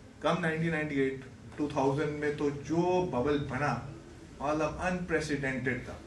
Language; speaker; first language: Urdu; native; Urdu